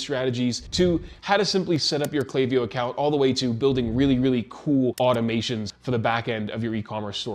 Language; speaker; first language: English; native; English